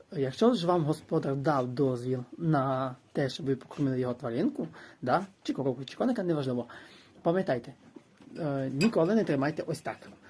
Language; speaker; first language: Ukrainian; native; Ukrainian